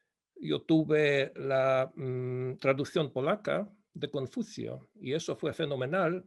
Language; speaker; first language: Spanish; non-native, fluent; Polish